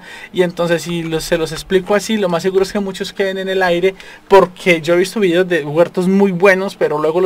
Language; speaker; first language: Spanish; native; Spanish